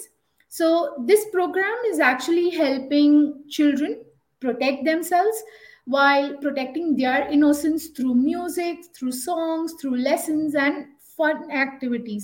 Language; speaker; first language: English; non-native, local second language; Hindi